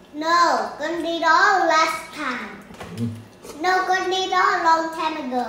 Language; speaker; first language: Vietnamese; early bilingual, heritage; Vietnamese